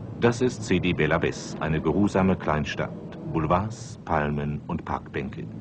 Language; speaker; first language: German; native; German